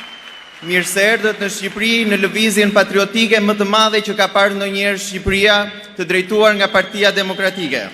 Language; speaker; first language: Albanian; native; Albanian